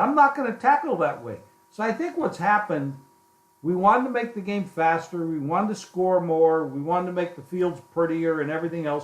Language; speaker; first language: English; native; English